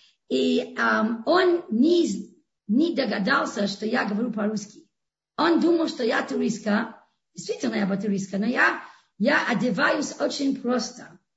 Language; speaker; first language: Russian; non-native, fluent; English